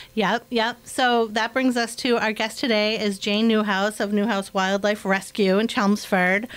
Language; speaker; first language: English; native; English